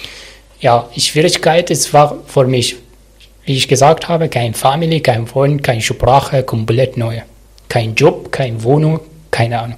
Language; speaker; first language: German; non-native, learner; Arabic